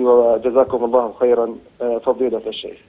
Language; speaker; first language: Arabic; native; Arabic